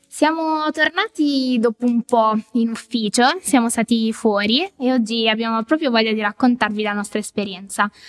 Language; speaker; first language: Italian; native; Italian